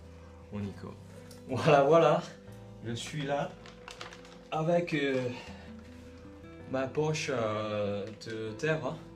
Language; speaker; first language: French; non-native, learner; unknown